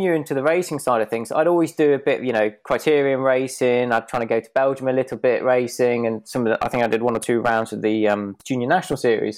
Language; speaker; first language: English; native; English